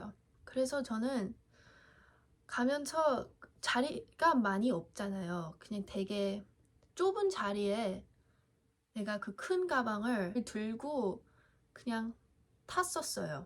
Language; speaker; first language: Korean; early bilingual, heritage; English